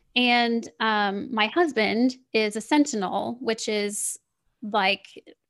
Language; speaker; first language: English; native; English